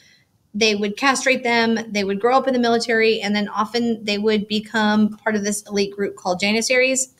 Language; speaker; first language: English; native; English